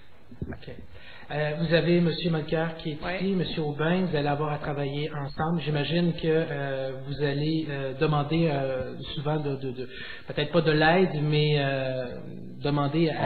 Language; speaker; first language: French; native; French